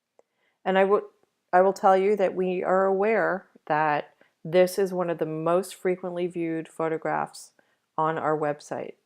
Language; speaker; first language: English; native; English